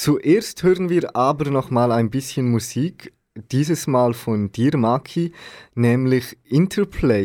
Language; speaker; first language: German; native; German